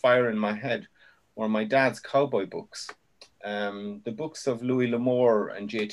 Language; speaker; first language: English; native; English